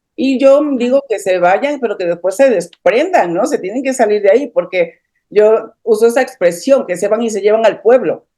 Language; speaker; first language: Spanish; native; Spanish